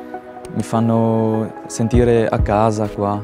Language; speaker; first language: Italian; non-native, local second language; German